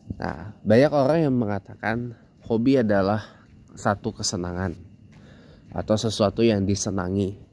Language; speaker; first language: Indonesian; native; Indonesian